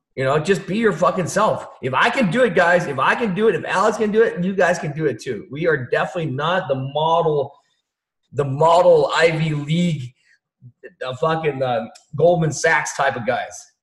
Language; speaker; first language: English; early bilingual, other home language; Vietnamese